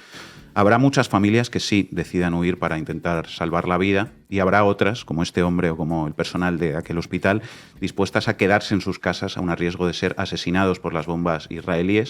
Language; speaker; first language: Spanish; native; Spanish